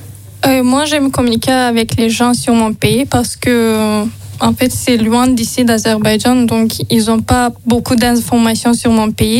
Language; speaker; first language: French; non-native, learner; Azerbaijani